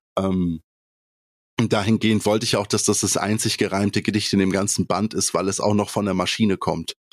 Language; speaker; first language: German; early bilingual, other home language; Polish